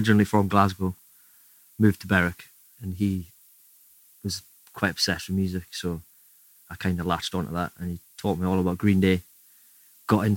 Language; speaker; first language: English; native; English